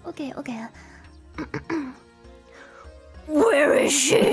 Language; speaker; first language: English; native; English